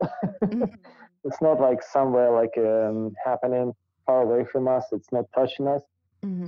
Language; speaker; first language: English; non-native, fluent; Russian